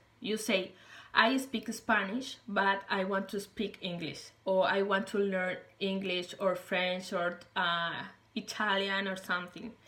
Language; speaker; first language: English; non-native, learner; Spanish